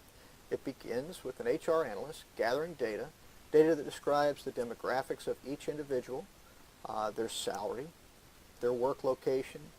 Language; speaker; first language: English; native; English